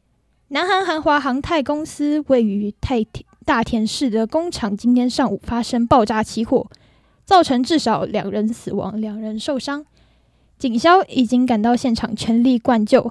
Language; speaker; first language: Chinese; native; Chinese